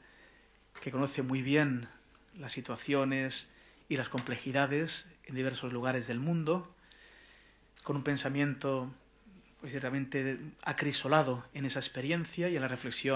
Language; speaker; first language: Spanish; native; Spanish